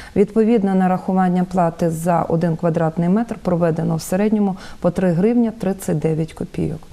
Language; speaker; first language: Ukrainian; native; Ukrainian